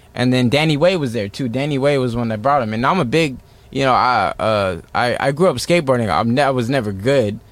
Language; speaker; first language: English; native; English